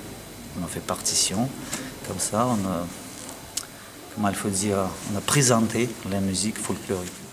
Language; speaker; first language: French; non-native, learner; Russian